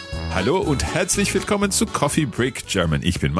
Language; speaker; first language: German; non-native, learner; English